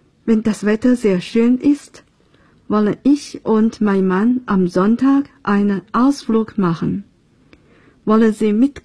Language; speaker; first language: German; non-native, fluent; Chinese